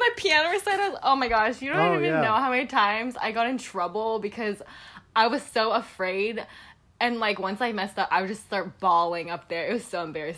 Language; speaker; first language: English; native; English